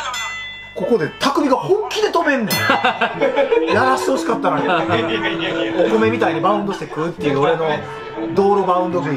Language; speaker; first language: Japanese; native; Japanese